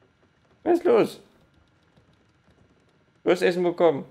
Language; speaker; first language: German; native; German